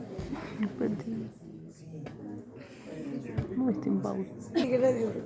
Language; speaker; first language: Spanish; native; Spanish